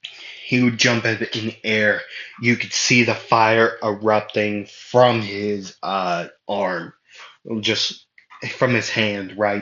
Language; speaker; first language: English; native; English